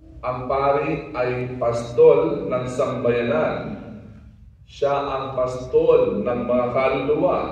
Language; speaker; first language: Filipino; non-native, local second language; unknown